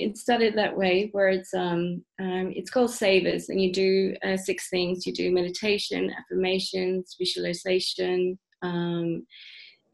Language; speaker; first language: English; native; English